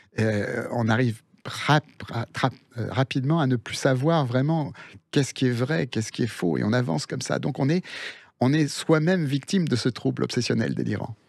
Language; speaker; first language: French; early bilingual, other home language; Spanish